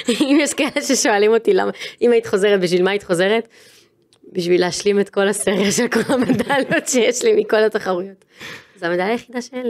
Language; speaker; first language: Hebrew; native; Hebrew